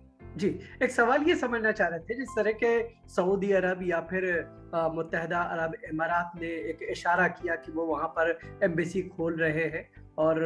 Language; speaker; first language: Hindi; native; Hindi